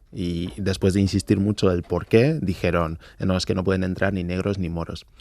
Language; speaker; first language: Spanish; early bilingual, other home language; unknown